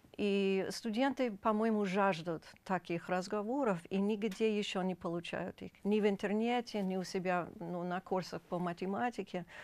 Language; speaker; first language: Russian; non-native, fluent; English